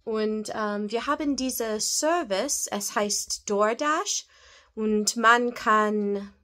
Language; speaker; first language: German; non-native, learner; English